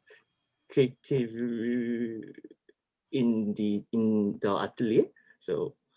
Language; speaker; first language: English; non-native, learner; Korean